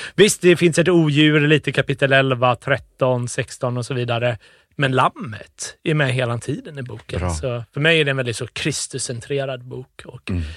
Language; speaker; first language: Swedish; native; Swedish